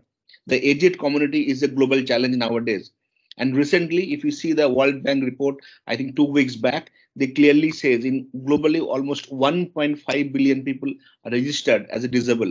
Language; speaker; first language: English; non-native, local second language; Bangla